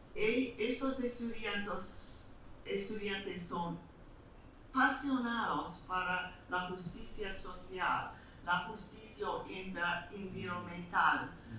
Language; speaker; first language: Spanish; non-native, fluent; English